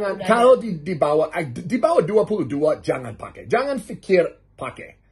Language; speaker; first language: Indonesian; non-native, learner; English